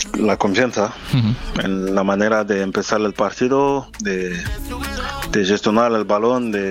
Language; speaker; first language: Spanish; non-native, fluent; French